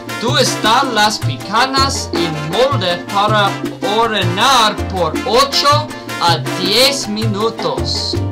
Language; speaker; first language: Spanish; non-native, learner; English